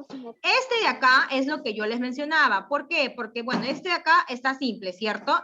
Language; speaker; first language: Spanish; native; Spanish